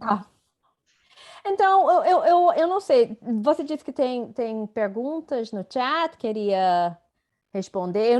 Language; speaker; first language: Portuguese; non-native, fluent; English